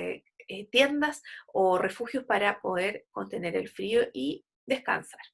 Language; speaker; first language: Spanish; native; Spanish